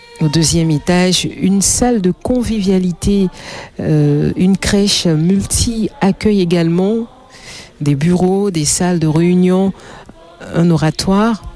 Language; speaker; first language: French; native; French